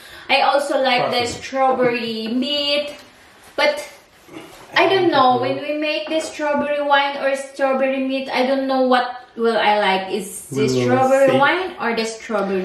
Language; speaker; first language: English; non-native, learner; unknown